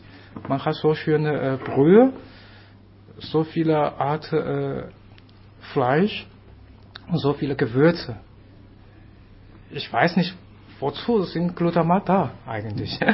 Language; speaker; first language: German; non-native, fluent; Chinese